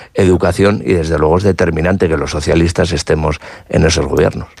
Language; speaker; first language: Spanish; native; Spanish